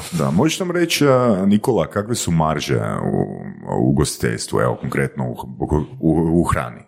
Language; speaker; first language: Croatian; native; Croatian